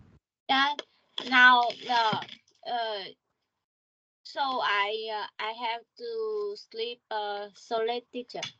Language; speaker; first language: English; non-native, learner; Vietnamese